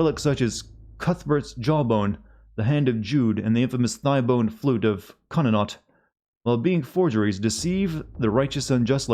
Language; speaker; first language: English; native; English